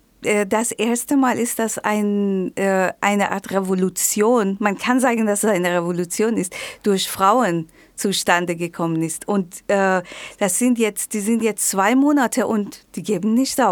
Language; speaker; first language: German; non-native, fluent; Persian